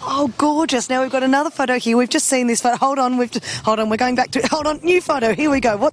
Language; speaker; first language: English; native; English